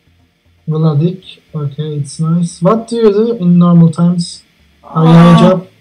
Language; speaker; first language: English; non-native, fluent; Turkish